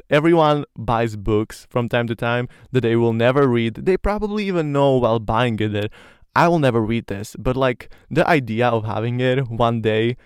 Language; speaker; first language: English; non-native, fluent; Slovak